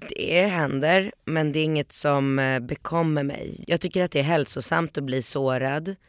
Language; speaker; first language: Swedish; early bilingual, other home language; Polish